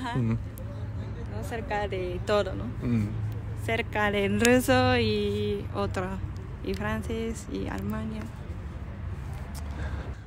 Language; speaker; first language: Spanish; non-native, learner; Japanese